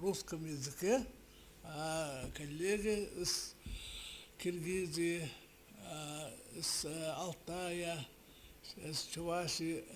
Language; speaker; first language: Russian; non-native, local second language; Yakut